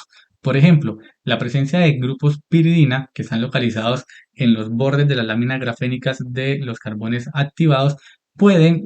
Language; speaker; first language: Spanish; native; Spanish